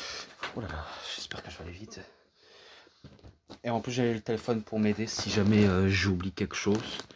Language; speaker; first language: French; native; French